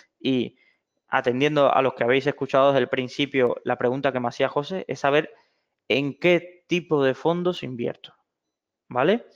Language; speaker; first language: Spanish; native; Spanish